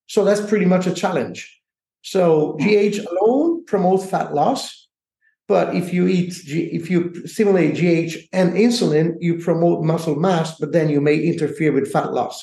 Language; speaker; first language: English; non-native, fluent; Italian